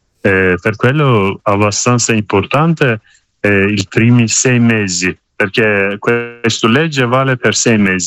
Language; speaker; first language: Italian; non-native, learner; Kurdish